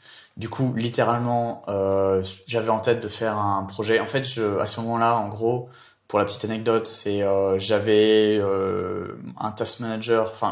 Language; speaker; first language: French; native; French